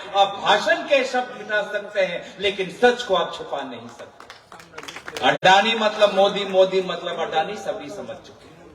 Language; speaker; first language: Hindi; non-native, local second language; Assamese